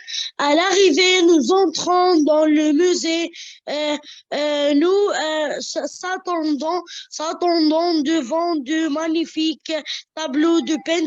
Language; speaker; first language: French; non-native, learner; Arabic